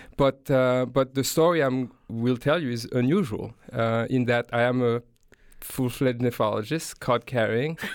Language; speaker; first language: English; non-native, fluent; Haitian Creole